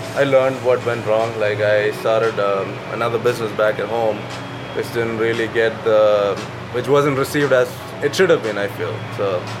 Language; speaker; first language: English; non-native, local second language; Malayalam